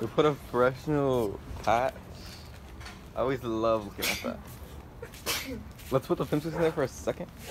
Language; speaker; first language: English; early bilingual, other home language; Spanish